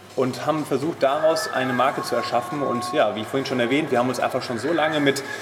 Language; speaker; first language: German; native; German